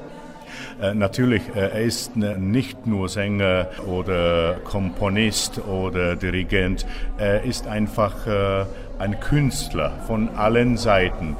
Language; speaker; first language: German; non-native, fluent; Czech